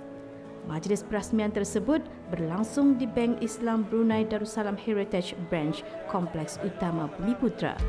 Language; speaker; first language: Malay; native; Malay